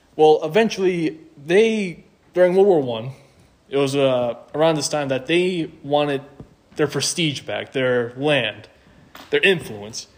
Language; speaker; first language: English; native; English